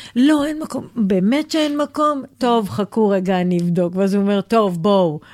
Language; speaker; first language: Hebrew; native; Hebrew